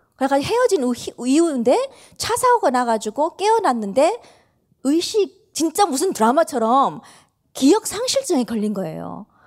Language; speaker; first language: Korean; early bilingual, heritage; Korean